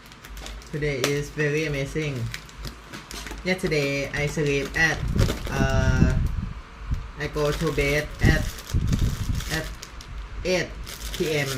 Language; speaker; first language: English; non-native, learner; Thai